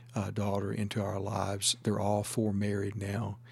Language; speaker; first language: English; native; English